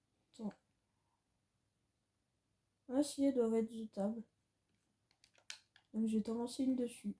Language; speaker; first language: French; native; French